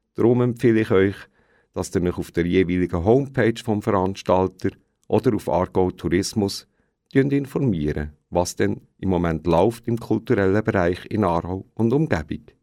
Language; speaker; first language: German; native; German